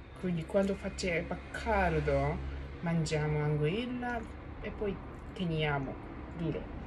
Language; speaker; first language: Italian; non-native, learner; Japanese